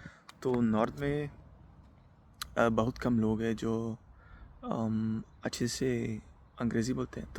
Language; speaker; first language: Hindi; non-native, learner; Dutch